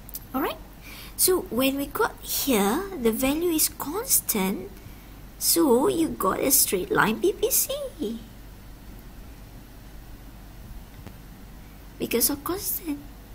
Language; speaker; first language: English; non-native, local second language; Malay